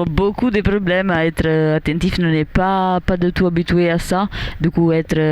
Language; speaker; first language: French; non-native, learner; Italian